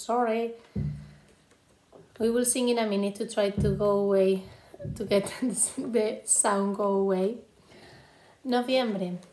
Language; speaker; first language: English; non-native, fluent; Spanish